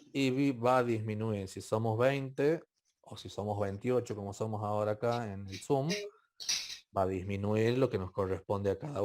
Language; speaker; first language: Spanish; native; Spanish